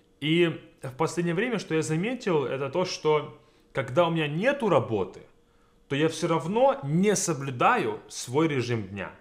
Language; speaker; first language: Russian; native; Russian